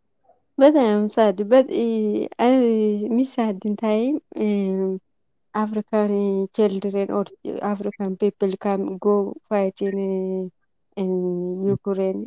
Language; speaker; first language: English; non-native, learner; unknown